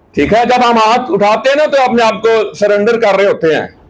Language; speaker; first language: Urdu; non-native, local second language; Punjabi